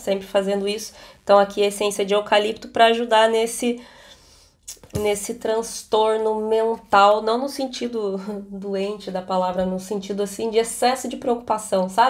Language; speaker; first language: Portuguese; native; Portuguese